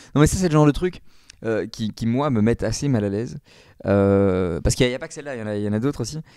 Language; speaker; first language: French; native; French